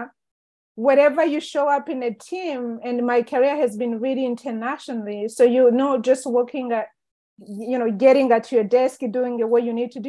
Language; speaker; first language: English; non-native, local second language; Kinyarwanda